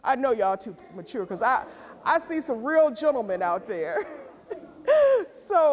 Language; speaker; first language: English; native; English